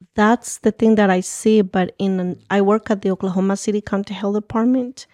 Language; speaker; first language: English; early bilingual, other home language; Spanish